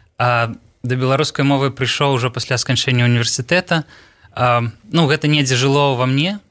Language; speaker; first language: Belarusian; non-native, local second language; Russian